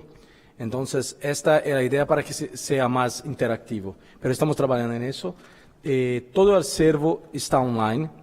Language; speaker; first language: Spanish; non-native, fluent; Portuguese